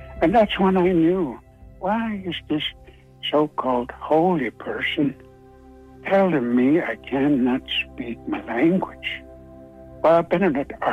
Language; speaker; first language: English; non-native, fluent; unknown